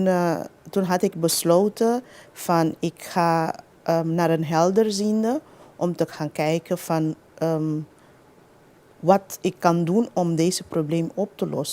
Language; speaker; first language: Dutch; non-native, local second language; Papiamento